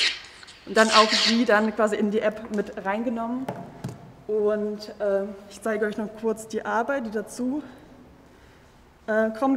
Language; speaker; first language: German; native; German